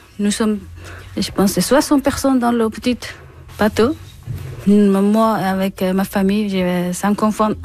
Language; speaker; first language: French; non-native, learner; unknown